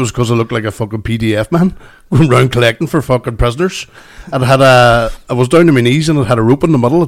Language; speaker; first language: English; native; English